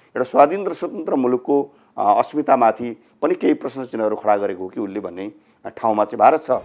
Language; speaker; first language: Nepali; native; Nepali